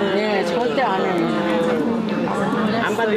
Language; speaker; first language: Korean; non-native, learner; Japanese